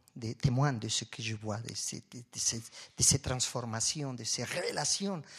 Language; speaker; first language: French; non-native, fluent; Spanish